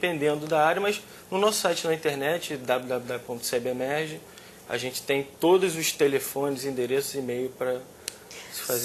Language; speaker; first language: Portuguese; native; Portuguese